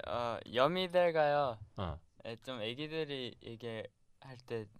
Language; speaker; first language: Korean; non-native, fluent; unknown